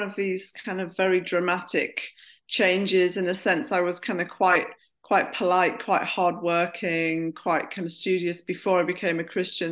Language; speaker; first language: English; native; English